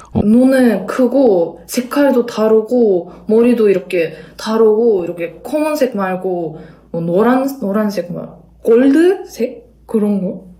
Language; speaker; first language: Korean; non-native, fluent; Kyrgyz